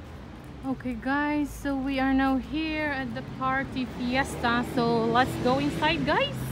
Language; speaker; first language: English; non-native, local second language; Filipino